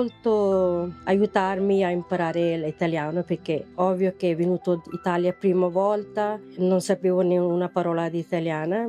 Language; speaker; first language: Italian; non-native, fluent; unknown